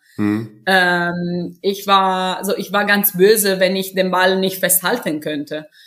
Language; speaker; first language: German; non-native, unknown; Italian